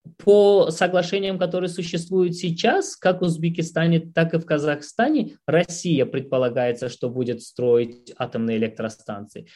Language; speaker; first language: Russian; non-native, local second language; Tajik